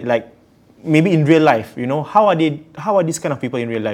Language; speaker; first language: English; non-native, local second language; Malay